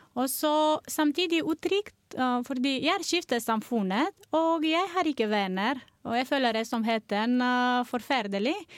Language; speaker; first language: Norwegian; non-native, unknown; Romanian